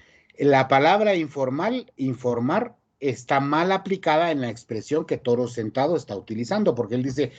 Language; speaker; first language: Spanish; native; Spanish